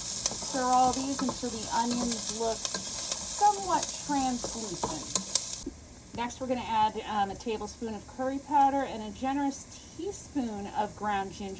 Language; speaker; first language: English; native; English